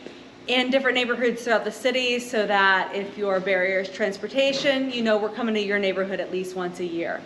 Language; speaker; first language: English; native; English